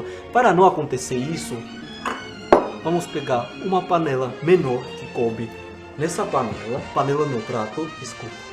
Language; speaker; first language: Portuguese; non-native, fluent; Armenian